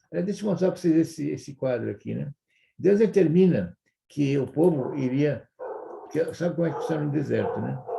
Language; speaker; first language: Portuguese; non-native, fluent; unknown